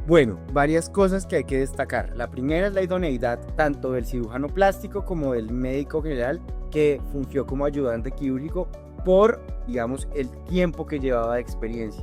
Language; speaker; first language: Spanish; native; Spanish